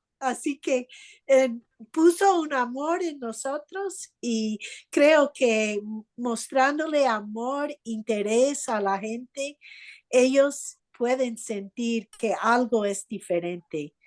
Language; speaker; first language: Spanish; non-native, fluent; English